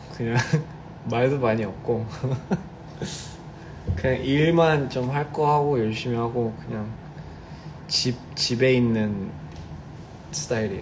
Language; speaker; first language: Korean; early bilingual, heritage; Korean